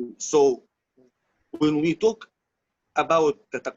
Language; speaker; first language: English; non-native, learner; Arabic